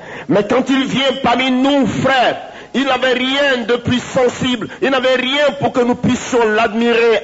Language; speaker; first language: French; native; French